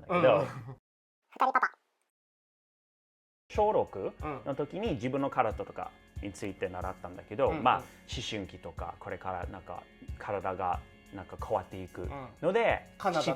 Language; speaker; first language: Japanese; non-native, fluent; English